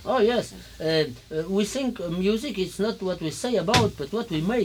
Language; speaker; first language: English; non-native, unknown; French